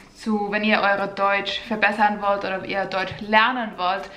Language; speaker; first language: German; non-native, fluent; Finnish